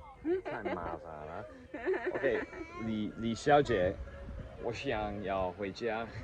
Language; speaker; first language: Chinese; non-native, learner; English